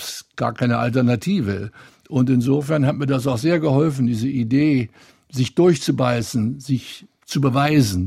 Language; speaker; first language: German; native; German